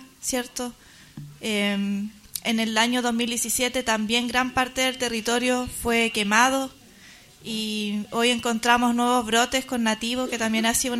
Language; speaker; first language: Spanish; native; Spanish